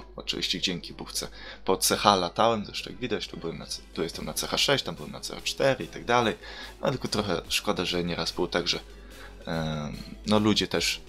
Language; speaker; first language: Polish; native; Polish